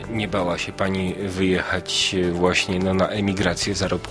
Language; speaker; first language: Polish; native; Polish